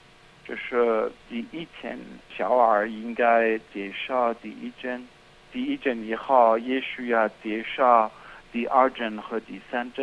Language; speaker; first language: Chinese; non-native, fluent; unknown